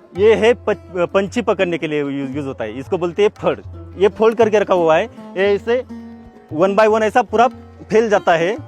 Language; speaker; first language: Hindi; non-native, local second language; Kukna